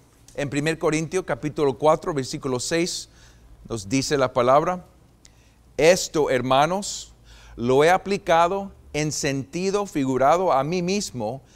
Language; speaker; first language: Spanish; non-native, fluent; English